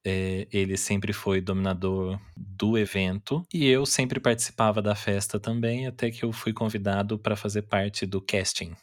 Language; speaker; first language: Portuguese; native; Portuguese